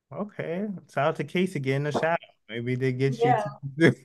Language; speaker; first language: English; native; English